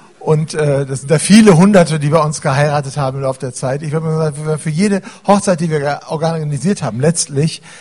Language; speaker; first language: German; native; German